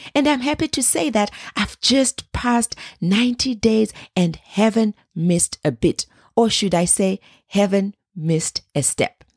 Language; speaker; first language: English; non-native, local second language; Shona